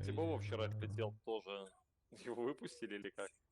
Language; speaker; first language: Russian; native; Russian